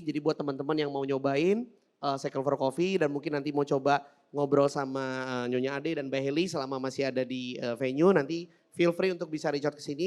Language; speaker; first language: Indonesian; native; Indonesian